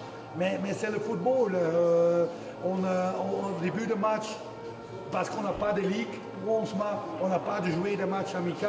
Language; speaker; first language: French; non-native, fluent; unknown